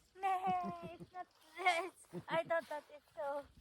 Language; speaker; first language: English; non-native, local second language; Filipino